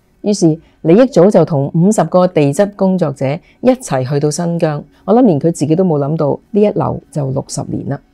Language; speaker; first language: Chinese; non-native, local second language; Cantonese